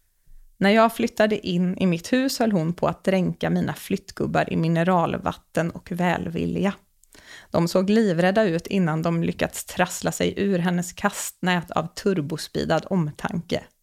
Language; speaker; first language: Swedish; native; Swedish